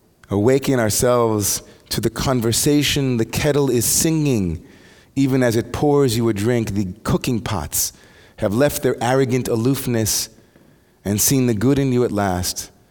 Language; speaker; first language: English; native; English